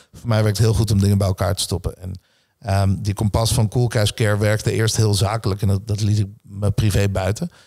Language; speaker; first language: Dutch; early bilingual, other home language; Hebrew